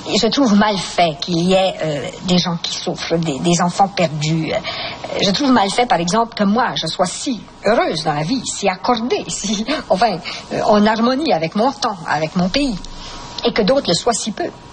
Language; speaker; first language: French; native; French